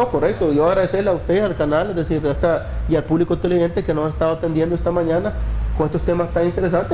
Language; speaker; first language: Spanish; native; Spanish